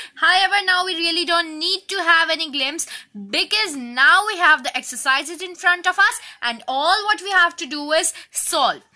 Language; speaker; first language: English; non-native, local second language; Hindi